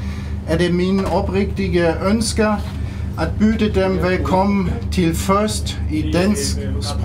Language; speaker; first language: Danish; non-native, learner; German